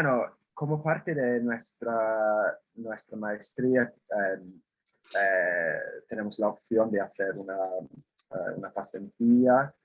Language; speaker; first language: Spanish; non-native, fluent; English